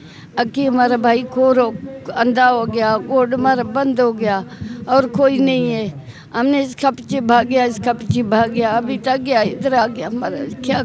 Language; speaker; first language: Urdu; non-native, local second language; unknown